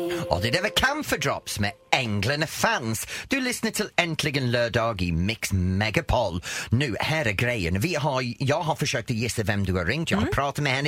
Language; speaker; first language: Swedish; non-native, fluent; English